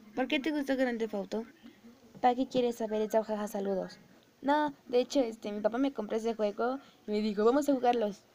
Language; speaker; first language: Spanish; native; Spanish